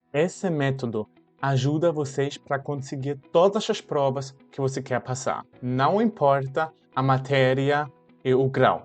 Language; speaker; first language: Portuguese; non-native, fluent; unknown